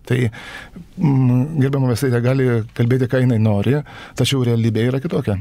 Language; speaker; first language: Lithuanian; native; Lithuanian